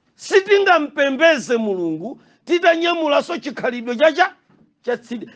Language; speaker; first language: Nyanja; native; Nyanja